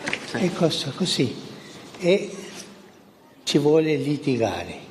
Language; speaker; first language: Italian; non-native, fluent; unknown